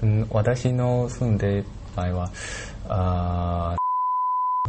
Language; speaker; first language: Japanese; non-native, learner; Chinese